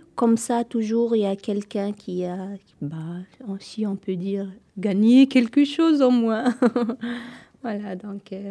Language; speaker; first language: French; non-native, local second language; Kabyle